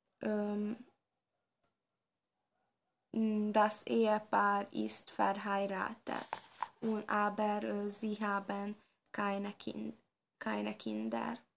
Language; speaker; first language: German; non-native, learner; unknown